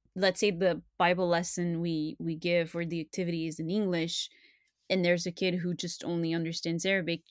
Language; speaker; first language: English; non-native, fluent; French